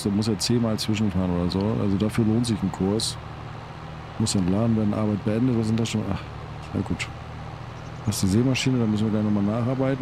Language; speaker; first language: German; native; German